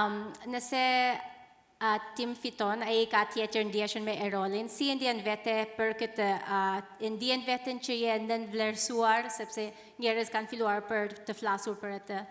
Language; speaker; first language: Albanian; early bilingual, heritage; Albanian